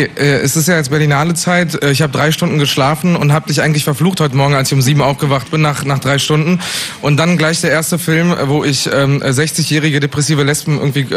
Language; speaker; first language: German; native; German